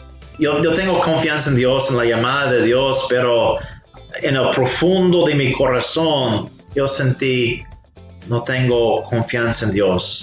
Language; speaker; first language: Spanish; non-native, fluent; English